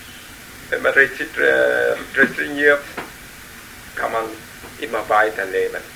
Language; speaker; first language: German; non-native, learner; Vietnamese